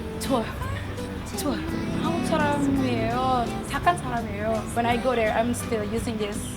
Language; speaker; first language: Korean; non-native, learner; Indonesian